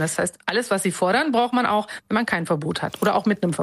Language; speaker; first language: German; native; German